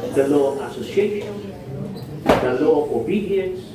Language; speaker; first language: English; non-native, local second language; Filipino